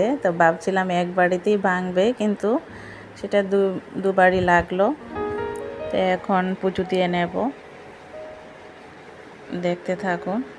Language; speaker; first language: Bangla; native; Bangla